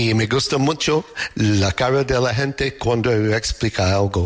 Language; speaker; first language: Spanish; non-native, fluent; English